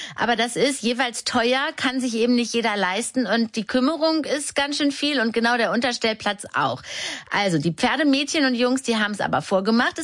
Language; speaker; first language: German; native; German